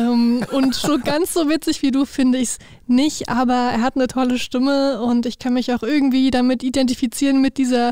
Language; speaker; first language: German; native; German